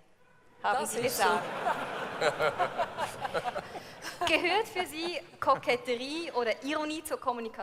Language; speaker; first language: German; native; German